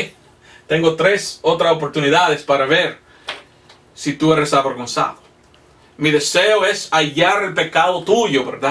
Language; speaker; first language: Spanish; non-native, fluent; English